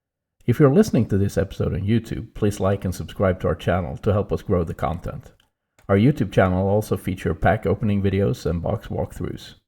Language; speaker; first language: English; non-native, fluent; Swedish